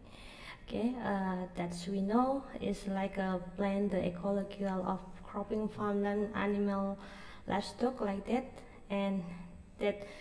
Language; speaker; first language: English; non-native, learner; Indonesian